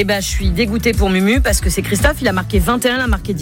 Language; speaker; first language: French; native; French